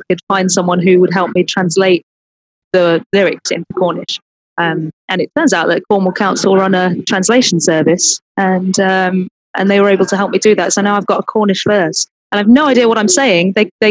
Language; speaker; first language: English; native; English